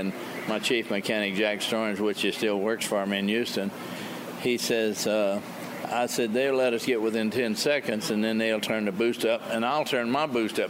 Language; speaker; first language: English; native; English